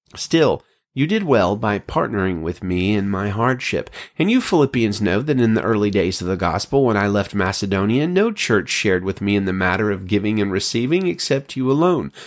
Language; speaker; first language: English; native; English